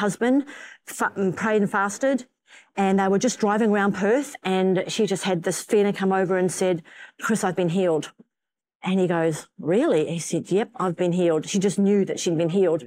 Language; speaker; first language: English; native; English